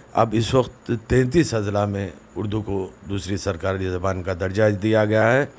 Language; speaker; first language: Urdu; native; Urdu